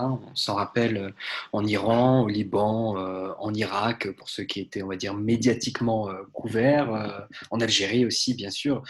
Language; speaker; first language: French; native; French